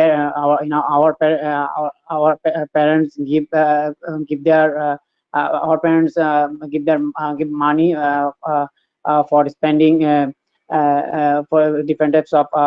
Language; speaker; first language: English; non-native, learner; Bangla